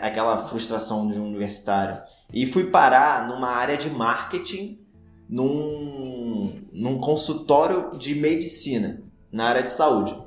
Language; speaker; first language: Portuguese; native; Portuguese